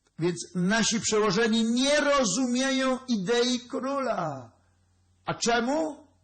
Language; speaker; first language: Polish; native; Polish